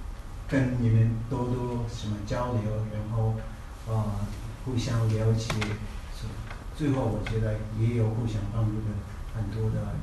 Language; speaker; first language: Chinese; non-native, learner; Tibetan